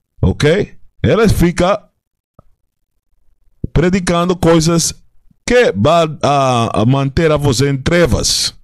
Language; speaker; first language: Portuguese; non-native, fluent; Spanish